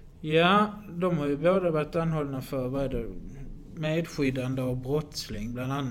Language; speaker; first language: Swedish; native; Swedish